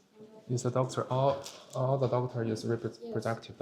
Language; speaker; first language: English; non-native, learner; Chinese